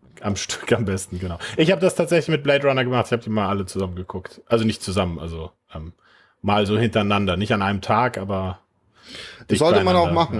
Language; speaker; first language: German; native; German